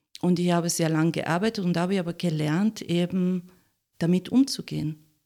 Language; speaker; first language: German; non-native, fluent; Italian